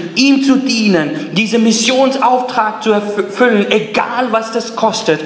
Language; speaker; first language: German; non-native, fluent; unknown